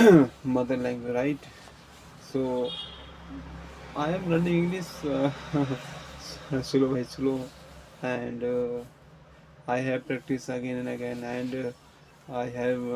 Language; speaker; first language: English; non-native, learner; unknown